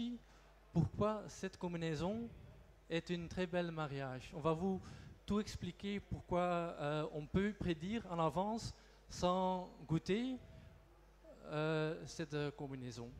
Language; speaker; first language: French; non-native, local second language; Dutch